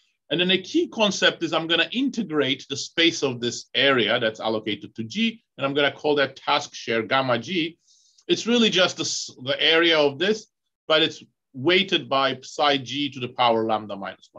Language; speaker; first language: English; non-native, fluent; Turkish